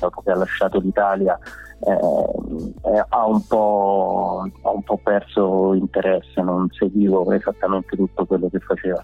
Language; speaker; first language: Italian; native; Italian